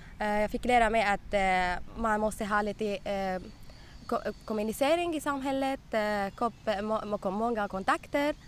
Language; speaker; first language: Swedish; non-native, learner; Arabic